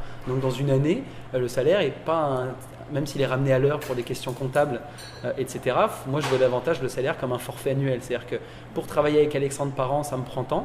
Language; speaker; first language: French; native; French